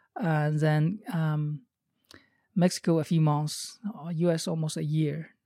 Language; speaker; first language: English; non-native, fluent; Chinese